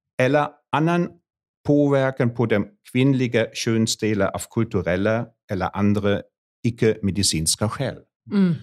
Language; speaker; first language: Swedish; non-native, fluent; German